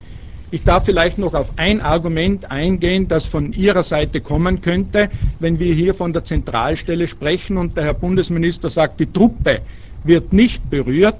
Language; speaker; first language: German; native; German